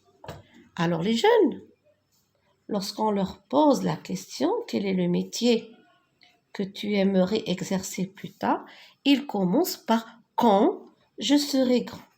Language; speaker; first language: French; non-native, local second language; Arabic